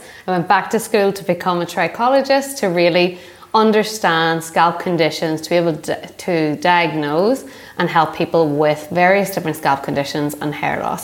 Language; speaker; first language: English; native; English